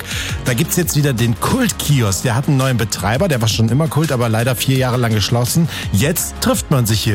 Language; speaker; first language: German; native; German